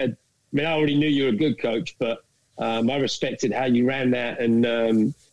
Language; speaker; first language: English; native; English